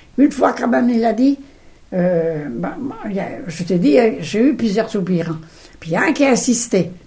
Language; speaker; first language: French; non-native, local second language; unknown